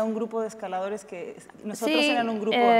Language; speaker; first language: Spanish; native; Spanish